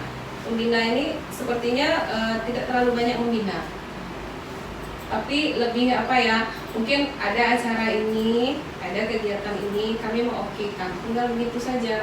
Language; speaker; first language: Indonesian; non-native, local second language; Minangkabau